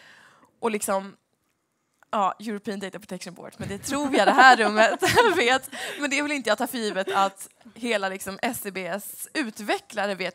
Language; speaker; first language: Swedish; native; Swedish